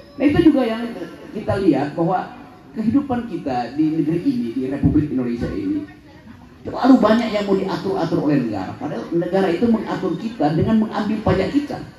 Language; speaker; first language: Indonesian; native; Indonesian